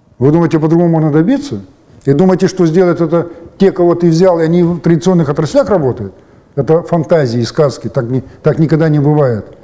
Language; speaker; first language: Russian; native; Russian